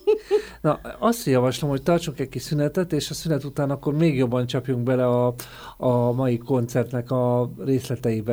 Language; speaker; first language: Hungarian; native; Hungarian